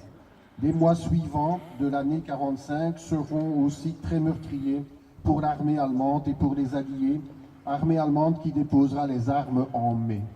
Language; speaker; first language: French; native; French